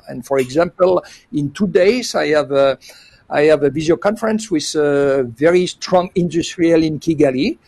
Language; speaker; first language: English; non-native, fluent; French